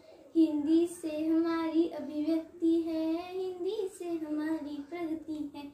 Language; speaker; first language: Hindi; non-native, local second language; Marathi